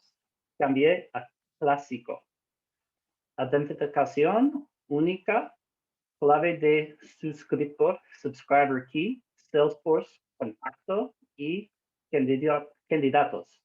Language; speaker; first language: Spanish; non-native, learner; English